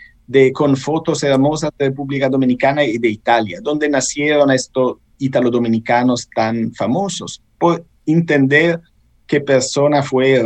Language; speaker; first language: Spanish; non-native, fluent; Italian